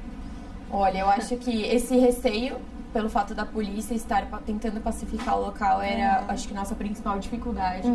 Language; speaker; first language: Portuguese; native; Portuguese